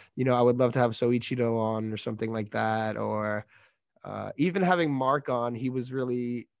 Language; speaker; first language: English; native; English